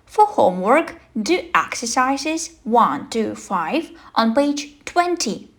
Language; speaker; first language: English; non-native, fluent; Ukrainian